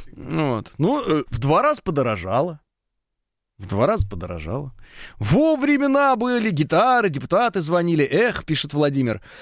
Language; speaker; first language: Russian; native; Russian